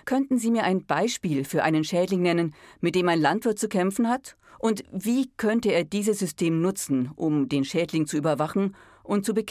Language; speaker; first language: German; native; German